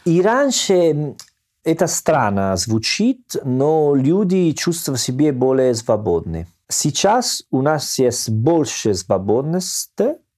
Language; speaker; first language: Russian; non-native, fluent; Italian